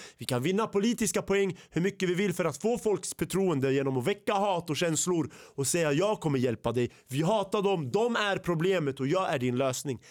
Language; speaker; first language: Swedish; early bilingual, other home language; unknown